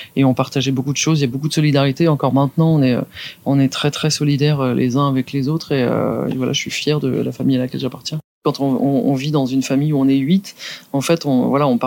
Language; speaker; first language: French; native; French